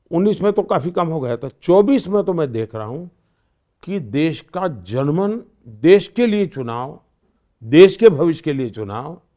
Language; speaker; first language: Hindi; non-native, local second language; Gujarati